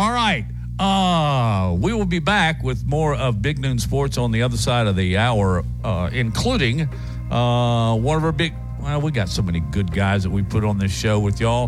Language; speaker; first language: English; native; English